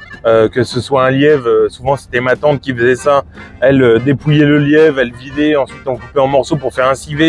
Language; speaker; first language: French; native; French